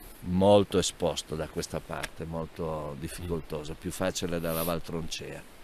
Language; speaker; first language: Italian; native; Italian